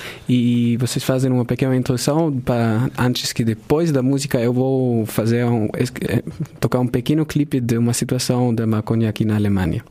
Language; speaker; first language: Portuguese; non-native, fluent; German